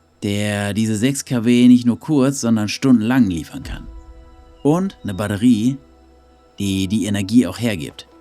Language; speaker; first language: German; native; German